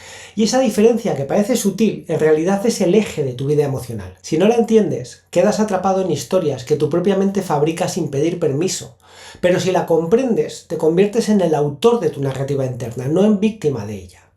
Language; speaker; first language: Spanish; native; Spanish